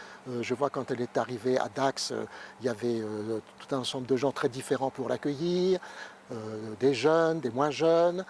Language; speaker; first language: French; native; French